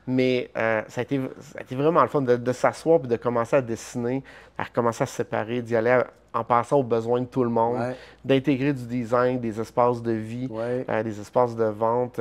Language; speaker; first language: French; native; French